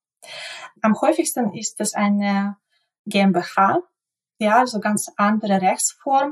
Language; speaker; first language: German; non-native, fluent; Ukrainian